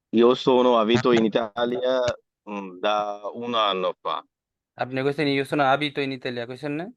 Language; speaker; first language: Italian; non-native, learner; Bangla